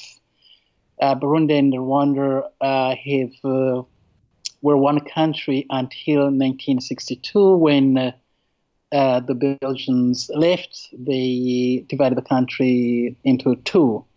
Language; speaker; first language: English; non-native, fluent; Rundi